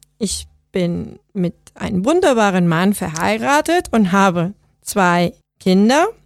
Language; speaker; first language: German; non-native, fluent; Spanish